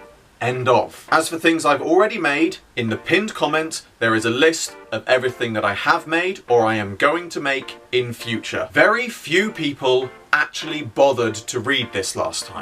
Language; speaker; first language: English; native; English